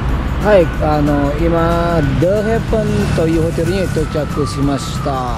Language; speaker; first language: Japanese; non-native, learner; Indonesian